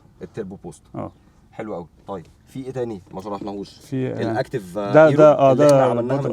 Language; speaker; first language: Arabic; native; Arabic